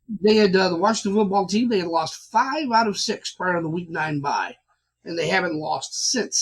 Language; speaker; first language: English; native; English